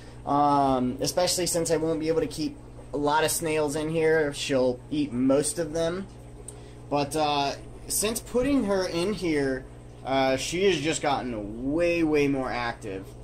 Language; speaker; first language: English; native; English